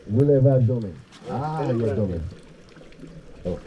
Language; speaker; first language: French; non-native, learner; English